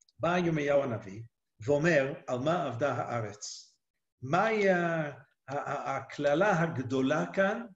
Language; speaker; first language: Hebrew; native; Hebrew